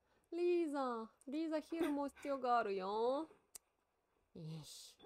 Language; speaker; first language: Japanese; non-native, learner; Russian